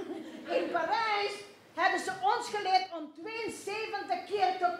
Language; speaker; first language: Dutch; non-native, fluent; Indonesian